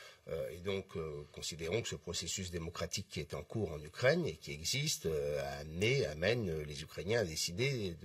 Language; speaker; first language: French; native; French